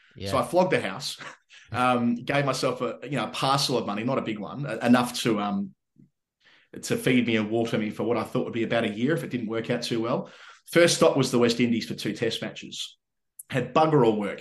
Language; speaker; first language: English; native; English